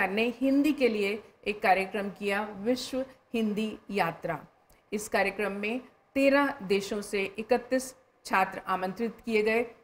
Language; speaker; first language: Hindi; native; Hindi